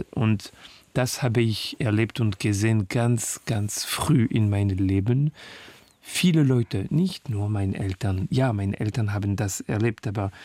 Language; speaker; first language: German; non-native, learner; French